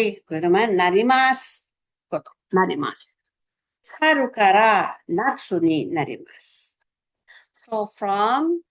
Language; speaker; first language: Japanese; non-native, fluent; Filipino